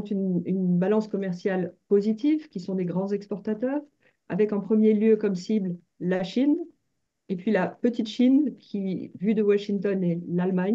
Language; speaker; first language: French; native; French